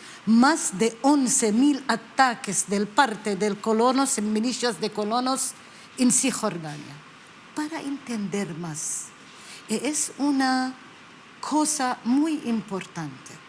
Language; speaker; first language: Spanish; non-native, learner; Arabic